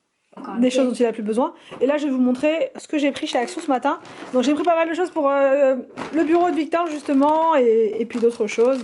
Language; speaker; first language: French; native; French